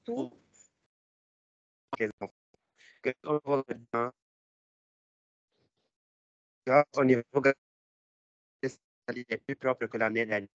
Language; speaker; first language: French; non-native, learner; Arabic